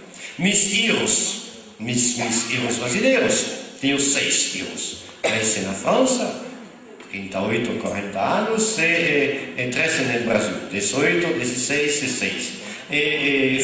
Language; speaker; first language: Spanish; non-native, fluent; French